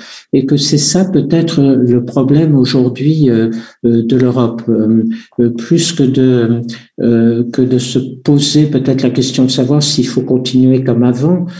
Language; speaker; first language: French; native; French